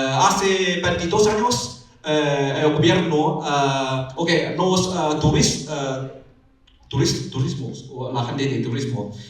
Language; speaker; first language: Spanish; non-native, learner; Chinese